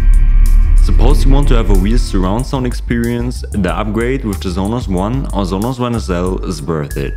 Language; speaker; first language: English; non-native, fluent; German